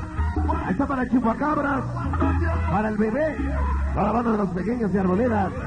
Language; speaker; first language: Spanish; native; Spanish